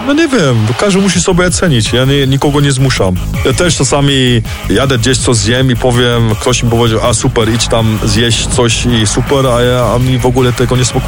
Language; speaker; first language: Polish; early bilingual, heritage; German